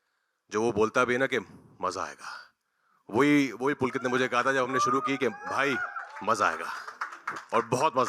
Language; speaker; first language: Hindi; native; Hindi